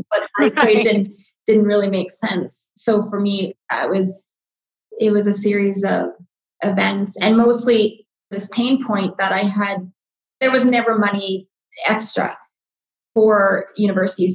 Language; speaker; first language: English; native; English